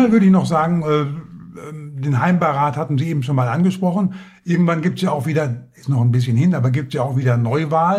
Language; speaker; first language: German; native; German